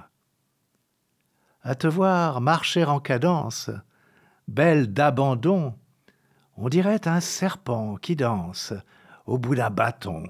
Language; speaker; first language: French; native; French